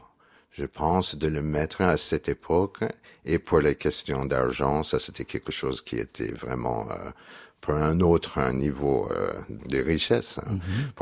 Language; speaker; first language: French; non-native, fluent; English